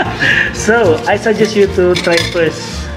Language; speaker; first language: English; non-native, learner; Indonesian